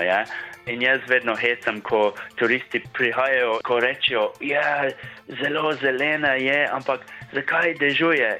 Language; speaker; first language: Slovenian; non-native, learner; English